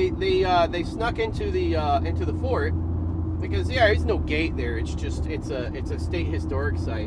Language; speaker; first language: English; native; English